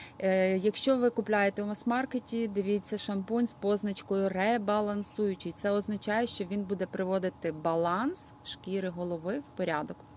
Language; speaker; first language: Ukrainian; native; Ukrainian